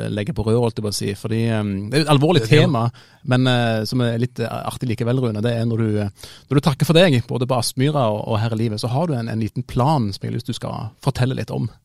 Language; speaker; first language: Norwegian; native; Norwegian